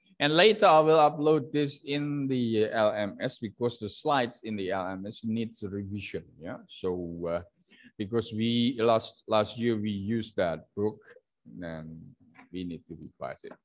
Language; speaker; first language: English; non-native, fluent; Indonesian